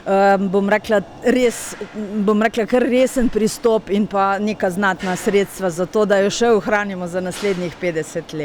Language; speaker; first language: Slovenian; native; Slovenian